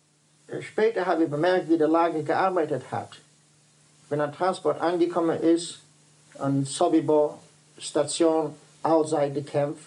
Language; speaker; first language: German; non-native, learner; Dutch